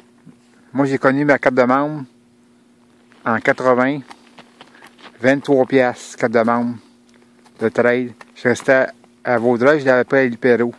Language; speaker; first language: French; native; French